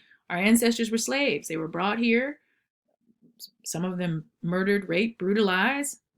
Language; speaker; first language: English; native; English